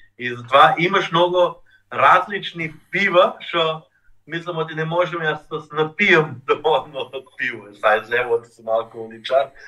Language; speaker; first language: Macedonian; non-native, fluent; German